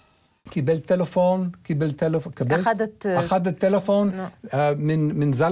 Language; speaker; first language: Arabic; non-native, learner; English